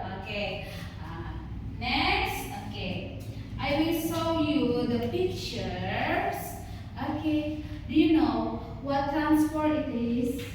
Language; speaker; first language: English; non-native, learner; Indonesian